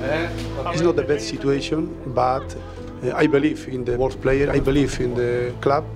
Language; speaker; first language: English; non-native, learner; Spanish